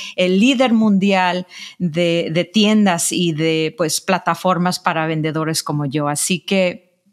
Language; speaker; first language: Spanish; early bilingual, heritage; Spanish